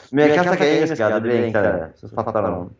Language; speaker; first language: Swedish; native; Swedish